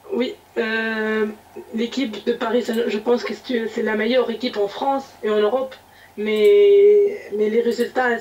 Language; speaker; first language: French; non-native, local second language; Arabic